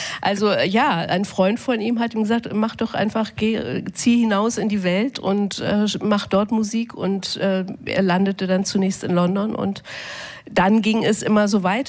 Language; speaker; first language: German; native; German